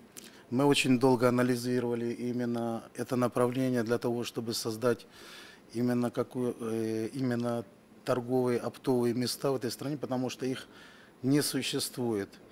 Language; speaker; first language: Russian; native; Russian